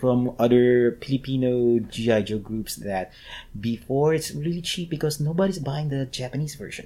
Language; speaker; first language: English; non-native, local second language; Filipino